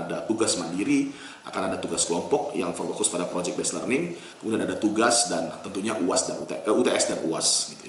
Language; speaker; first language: Indonesian; native; Indonesian